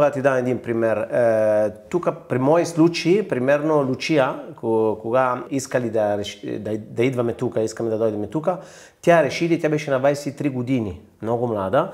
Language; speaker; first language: Bulgarian; non-native, fluent; Italian